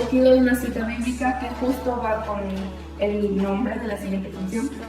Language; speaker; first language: Spanish; native; Spanish